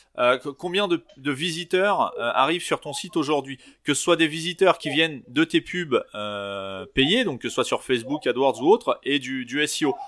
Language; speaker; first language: French; native; French